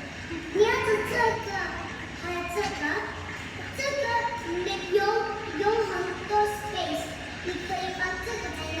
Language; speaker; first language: Chinese; non-native, learner; Hebrew